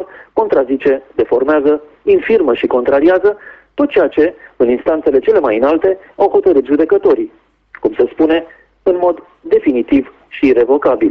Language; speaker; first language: Romanian; native; Romanian